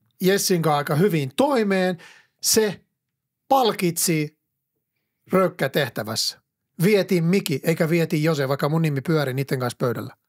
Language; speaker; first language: Finnish; non-native, fluent; Arabic